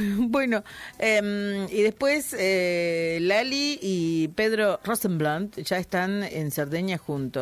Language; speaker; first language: Spanish; native; Spanish